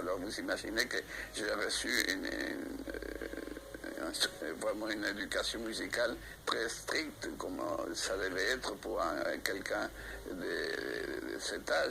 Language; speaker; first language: French; non-native, fluent; Spanish